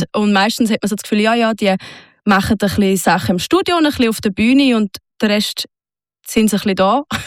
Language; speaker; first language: German; native; German